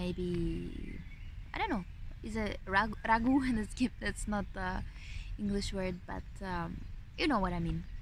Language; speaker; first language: English; non-native, fluent; Ukrainian